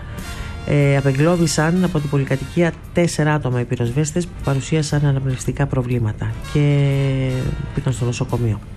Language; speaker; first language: Greek; native; Greek